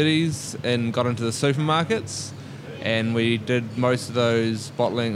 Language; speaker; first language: English; native; English